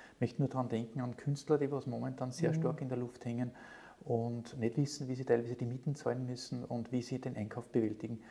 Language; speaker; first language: German; native; German